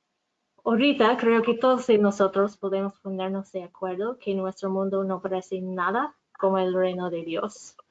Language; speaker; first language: Spanish; non-native, fluent; English